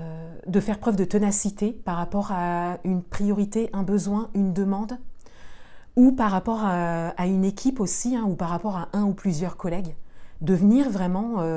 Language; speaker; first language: French; native; French